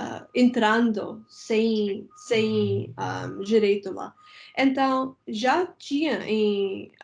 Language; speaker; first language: Portuguese; non-native, fluent; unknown